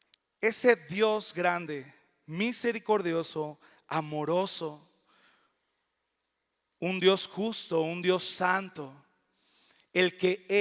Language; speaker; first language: Spanish; native; Spanish